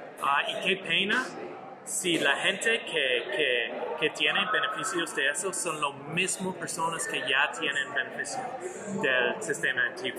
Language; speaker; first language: Spanish; non-native, learner; English